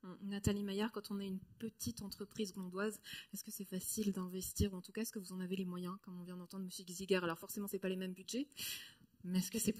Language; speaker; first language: French; native; French